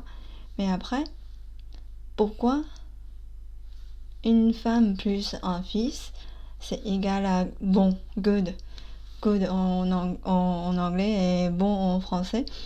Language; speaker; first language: French; non-native, fluent; Chinese